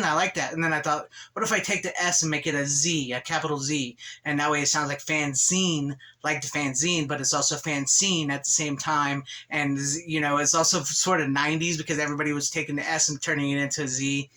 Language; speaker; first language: English; native; English